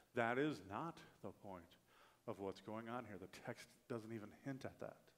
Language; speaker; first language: English; native; English